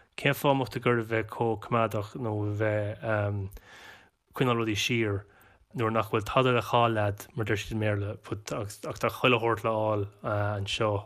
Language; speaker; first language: Irish; non-native, local second language; English